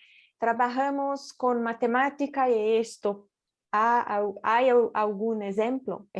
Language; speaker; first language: Spanish; non-native, fluent; Portuguese